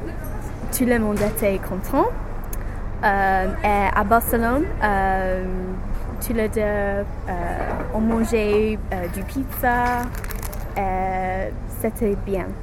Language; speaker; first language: French; non-native, learner; English